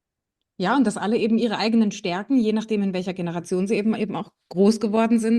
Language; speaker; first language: German; native; German